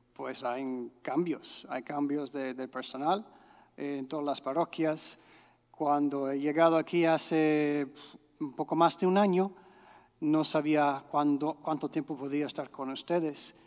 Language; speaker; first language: Spanish; non-native, fluent; English